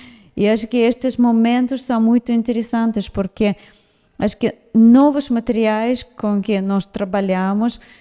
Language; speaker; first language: Portuguese; non-native, fluent; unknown